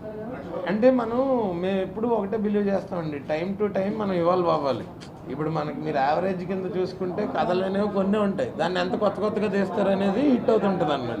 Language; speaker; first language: Telugu; native; Telugu